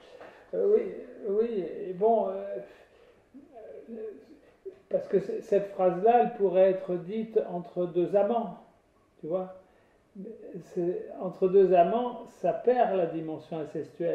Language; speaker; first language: French; native; French